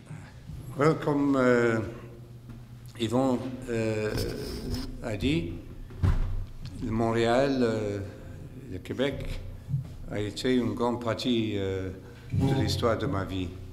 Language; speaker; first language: French; non-native, fluent; English